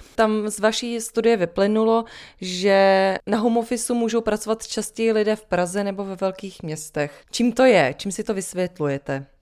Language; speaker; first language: Czech; native; Czech